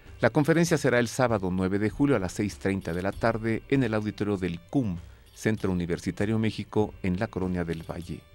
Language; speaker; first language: Spanish; native; Spanish